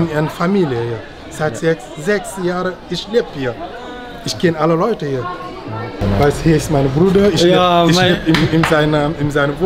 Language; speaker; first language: German; non-native, learner; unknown